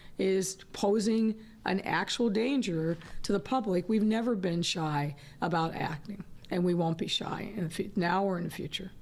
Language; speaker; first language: English; native; English